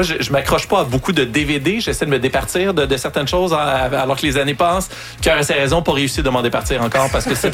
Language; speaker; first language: French; native; French